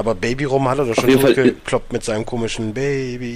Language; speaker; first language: German; native; German